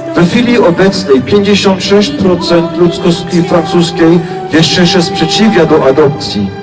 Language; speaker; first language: Polish; non-native, fluent; French